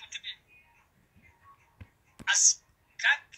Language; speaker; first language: Russian; non-native, learner; Uzbek